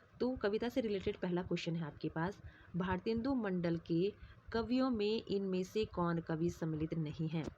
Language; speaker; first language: Hindi; native; Hindi